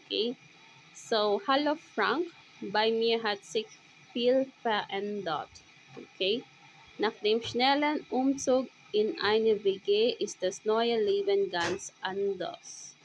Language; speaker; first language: German; non-native, fluent; Filipino